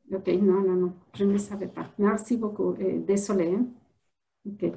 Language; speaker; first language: French; non-native, fluent; Spanish